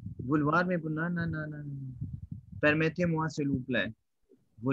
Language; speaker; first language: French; non-native, fluent; Hindi